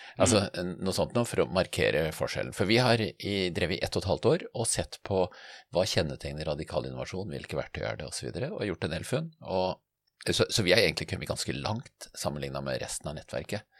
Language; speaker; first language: Norwegian; native; Norwegian